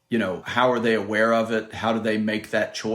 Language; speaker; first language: English; native; English